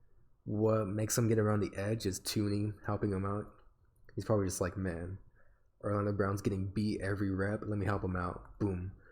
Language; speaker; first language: English; native; English